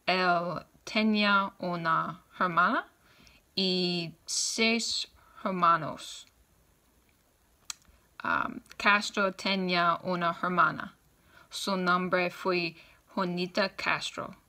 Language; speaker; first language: Spanish; non-native, learner; English